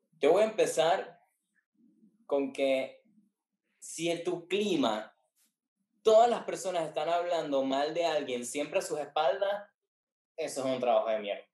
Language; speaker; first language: Spanish; native; Spanish